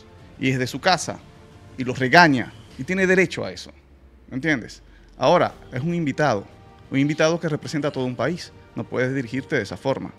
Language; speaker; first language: Spanish; native; Spanish